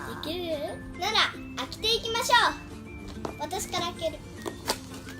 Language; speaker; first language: Japanese; early bilingual, heritage; Japanese